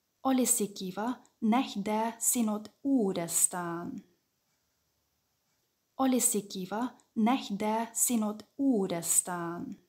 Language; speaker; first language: Finnish; non-native, fluent; German